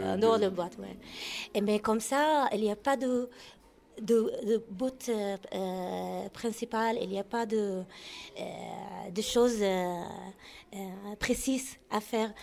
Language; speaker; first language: French; non-native, learner; Arabic